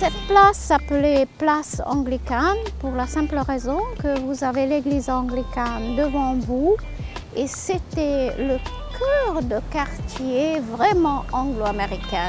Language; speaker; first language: French; non-native, fluent; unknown